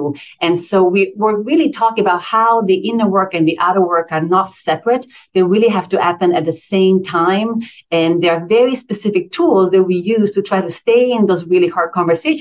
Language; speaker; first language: English; non-native, fluent; Italian